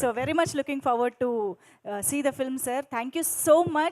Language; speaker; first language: Telugu; native; Telugu